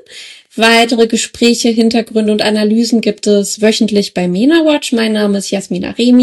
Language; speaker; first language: German; native; German